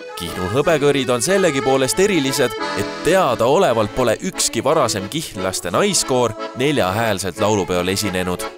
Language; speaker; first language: Estonian; native; Estonian